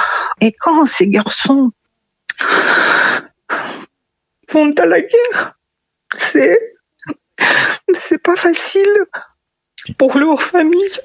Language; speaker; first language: French; non-native, fluent; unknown